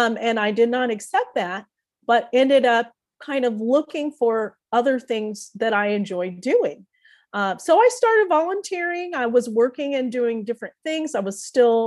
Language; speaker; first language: English; native; English